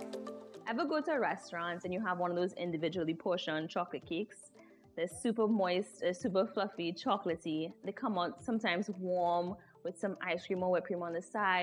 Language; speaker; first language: English; native; English